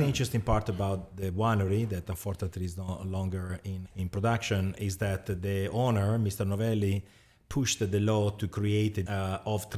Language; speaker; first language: English; non-native, fluent; Italian